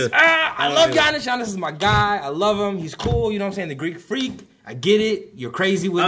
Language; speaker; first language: English; native; English